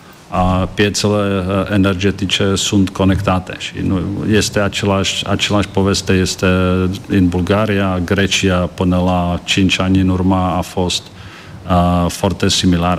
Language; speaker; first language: Romanian; non-native, learner; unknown